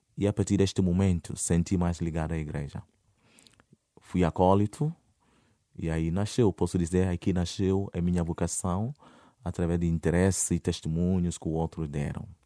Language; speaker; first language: Portuguese; non-native, fluent; Akan